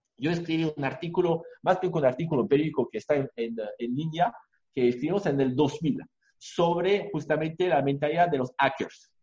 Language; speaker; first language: Spanish; non-native, fluent; French